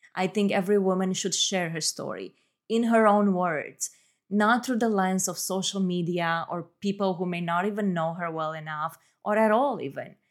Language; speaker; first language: English; non-native, fluent; Romanian